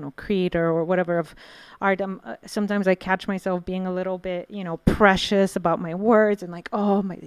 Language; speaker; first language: English; non-native, fluent; Bulgarian